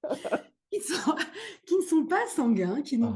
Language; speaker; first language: French; native; French